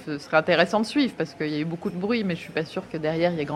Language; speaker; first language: French; native; French